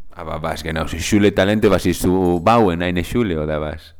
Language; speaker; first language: German; non-native, fluent; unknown